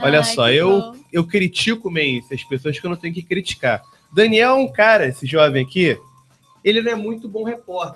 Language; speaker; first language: Portuguese; native; Portuguese